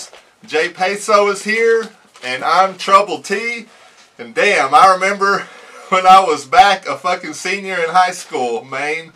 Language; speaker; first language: English; native; English